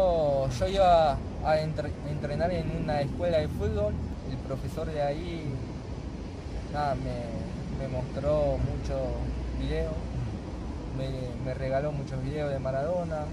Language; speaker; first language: Spanish; non-native, fluent; Japanese